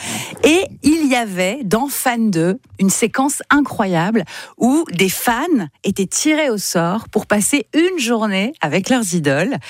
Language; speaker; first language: French; native; French